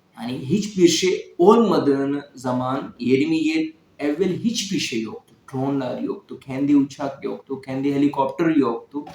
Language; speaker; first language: Turkish; non-native, learner; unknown